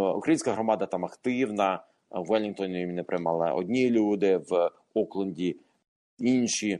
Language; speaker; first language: Ukrainian; native; Ukrainian